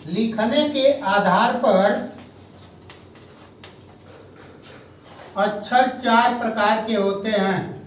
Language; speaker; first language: Hindi; native; Hindi